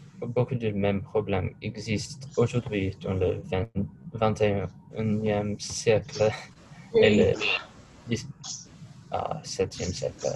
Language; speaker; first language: French; non-native, learner; English